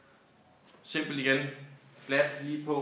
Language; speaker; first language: Danish; native; Danish